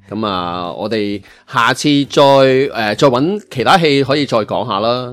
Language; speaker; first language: Cantonese; native; Cantonese